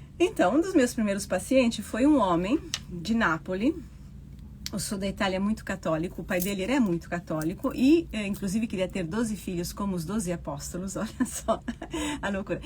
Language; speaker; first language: Portuguese; non-native, fluent; Italian